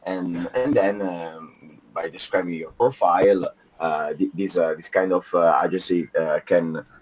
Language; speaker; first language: English; non-native, fluent; Italian